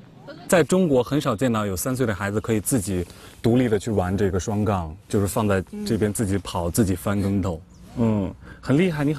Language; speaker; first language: Chinese; native; Chinese